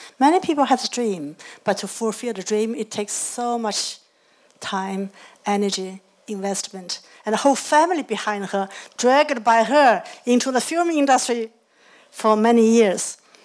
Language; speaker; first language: English; non-native, fluent; Chinese